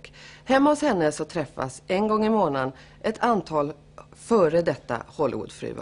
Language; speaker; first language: Swedish; native; Swedish